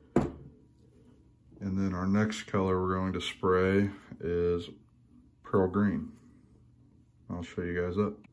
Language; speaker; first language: English; native; English